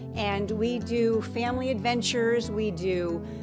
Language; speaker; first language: English; native; English